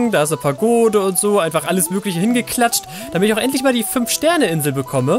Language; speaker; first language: German; native; German